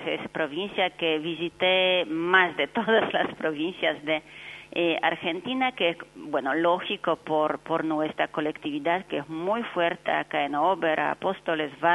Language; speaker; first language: Spanish; non-native, fluent; Polish